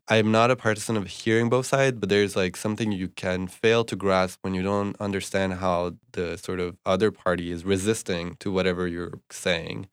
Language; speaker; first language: English; non-native, fluent; French